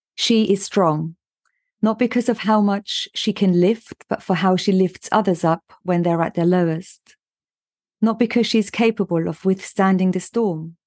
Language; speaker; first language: English; non-native, fluent; German